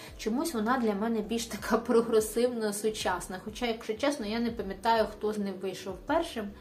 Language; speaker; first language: Ukrainian; native; Ukrainian